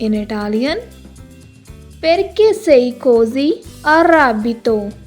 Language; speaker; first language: Italian; non-native, learner; Hindi